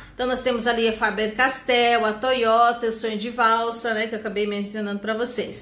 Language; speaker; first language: Portuguese; native; Portuguese